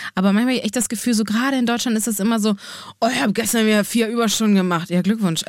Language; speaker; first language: German; native; German